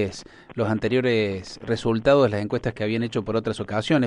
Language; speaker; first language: Spanish; native; Spanish